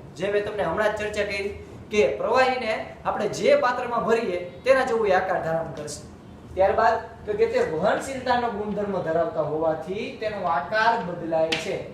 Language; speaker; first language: Gujarati; native; Gujarati